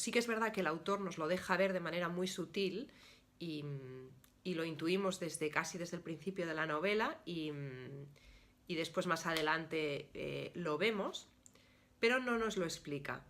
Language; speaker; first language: Spanish; native; Spanish